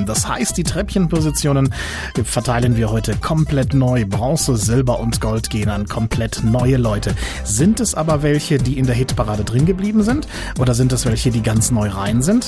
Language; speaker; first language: German; native; German